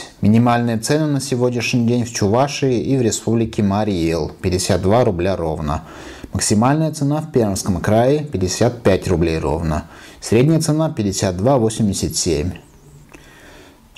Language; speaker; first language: Russian; native; Russian